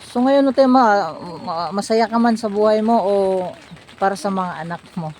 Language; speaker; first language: Filipino; non-native, local second language; Bikol